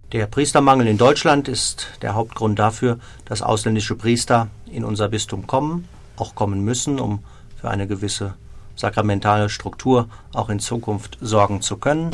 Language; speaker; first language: German; native; German